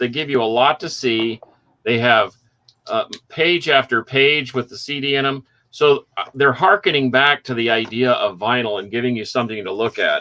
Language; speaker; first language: English; native; English